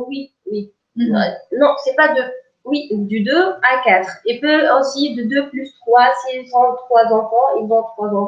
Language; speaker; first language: French; non-native, local second language; Arabic